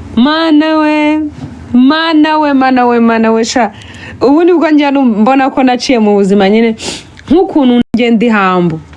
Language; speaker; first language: Kinyarwanda; native; Kinyarwanda